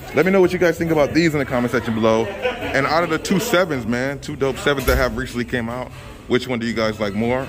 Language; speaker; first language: English; native; English